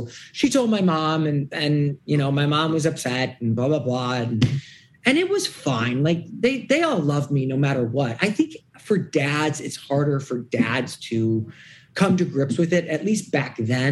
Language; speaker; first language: English; native; English